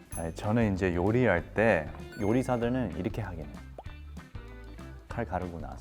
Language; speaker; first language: Korean; early bilingual, heritage; English